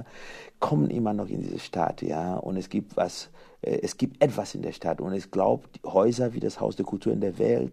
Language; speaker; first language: German; non-native, fluent; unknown